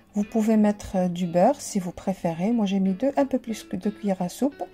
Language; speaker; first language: French; non-native, local second language; Arabic